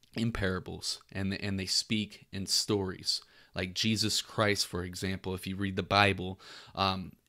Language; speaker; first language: English; native; English